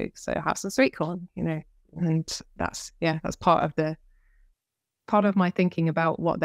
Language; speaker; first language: English; native; English